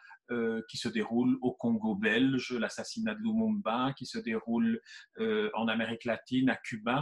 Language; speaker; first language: French; native; French